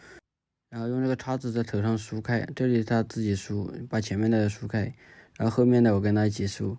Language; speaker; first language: Chinese; native; Chinese